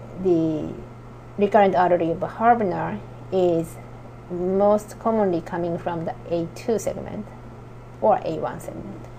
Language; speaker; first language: English; non-native, fluent; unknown